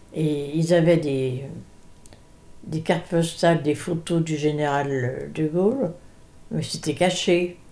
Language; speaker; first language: French; native; French